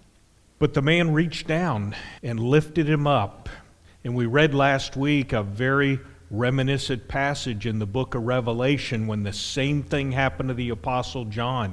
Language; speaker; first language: English; native; English